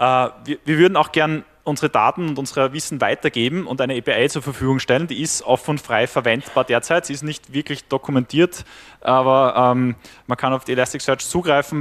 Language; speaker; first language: German; native; German